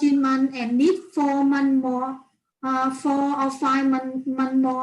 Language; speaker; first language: English; non-native, learner; Vietnamese